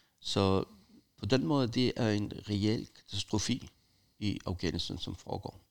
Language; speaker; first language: Danish; non-native, fluent; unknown